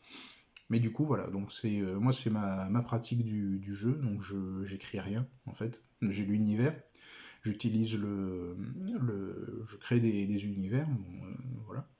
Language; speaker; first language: French; native; French